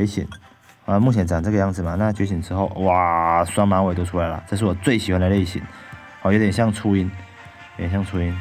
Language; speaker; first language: Chinese; native; Chinese